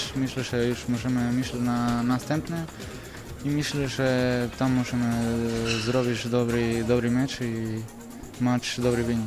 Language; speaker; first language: Polish; non-native, fluent; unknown